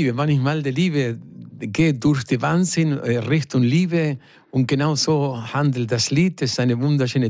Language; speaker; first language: German; non-native, fluent; Spanish